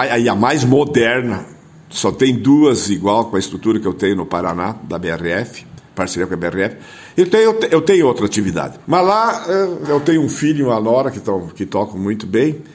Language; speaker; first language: Portuguese; non-native, local second language; German